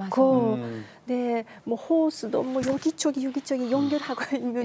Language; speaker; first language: Korean; non-native, learner; Japanese